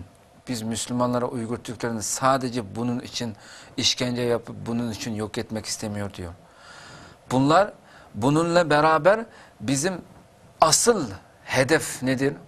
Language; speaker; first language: Turkish; non-native, fluent; Uyghur